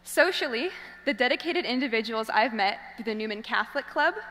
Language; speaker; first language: English; native; English